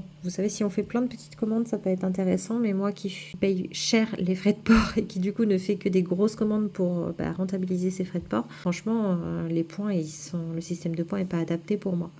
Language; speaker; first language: French; native; French